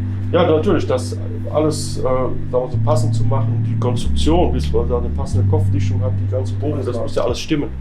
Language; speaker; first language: German; native; German